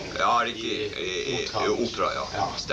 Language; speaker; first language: Norwegian; native; Norwegian